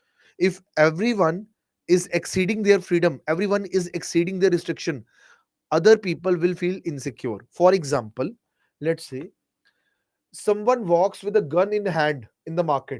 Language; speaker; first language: English; non-native, local second language; Hindi